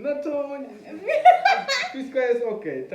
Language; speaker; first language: Polish; non-native, learner; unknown